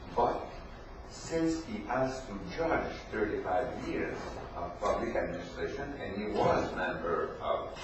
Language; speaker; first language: English; non-native, fluent; French